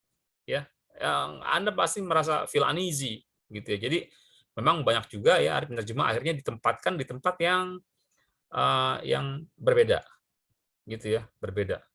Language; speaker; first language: Indonesian; native; Indonesian